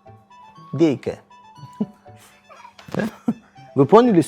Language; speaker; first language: Russian; non-native, local second language; Tajik